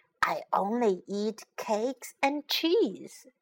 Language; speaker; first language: English; non-native, fluent; Chinese